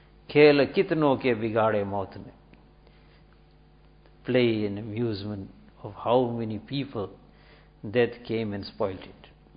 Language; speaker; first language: English; native; English